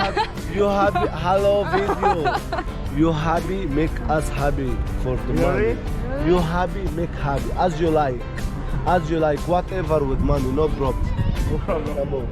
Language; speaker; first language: English; non-native, learner; Arabic